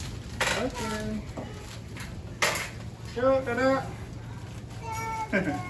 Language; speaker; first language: Indonesian; non-native, learner; Dutch